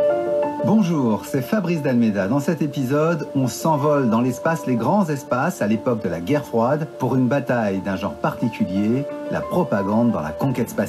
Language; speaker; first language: French; native; French